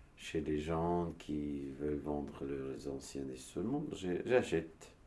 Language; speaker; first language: French; non-native, learner; Turkish